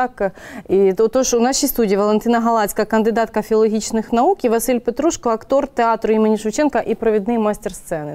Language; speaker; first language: Ukrainian; native; Ukrainian